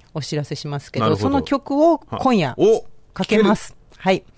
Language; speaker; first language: Japanese; native; Japanese